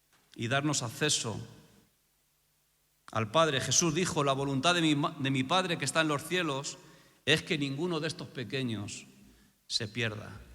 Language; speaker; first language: Spanish; native; Spanish